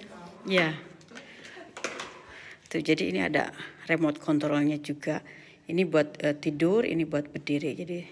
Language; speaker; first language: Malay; non-native, local second language; Sundanese